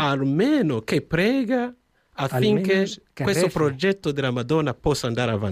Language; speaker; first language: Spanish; non-native, learner; Italian